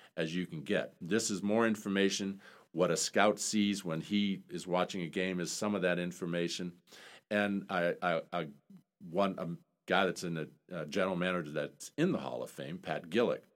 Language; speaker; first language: English; native; English